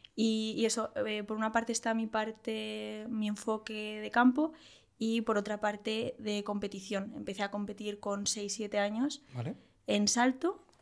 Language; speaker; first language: Spanish; native; Spanish